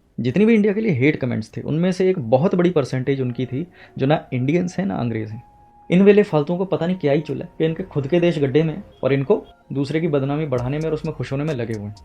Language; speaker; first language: Hindi; native; Hindi